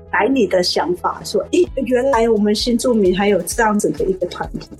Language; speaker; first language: Chinese; non-native, fluent; Thai